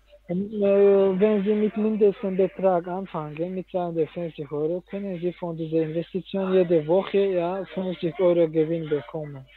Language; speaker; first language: German; non-native, learner; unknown